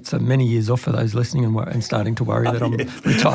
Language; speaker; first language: English; native; English